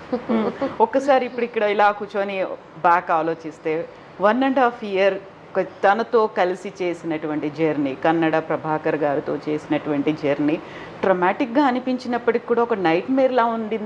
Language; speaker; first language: Telugu; native; Telugu